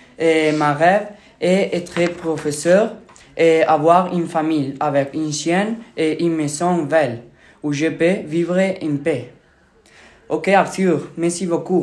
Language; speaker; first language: French; non-native, learner; Spanish